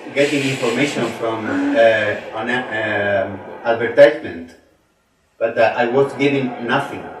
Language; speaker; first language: English; non-native, learner; Spanish